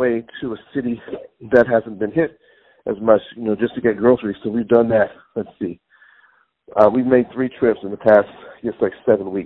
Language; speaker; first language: English; native; English